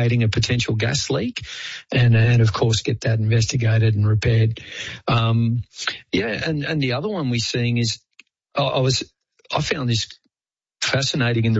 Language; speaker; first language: English; native; English